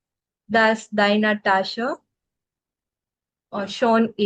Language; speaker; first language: German; non-native, learner; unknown